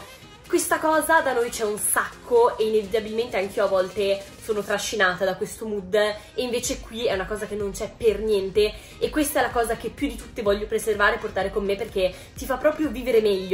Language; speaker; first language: Italian; native; Italian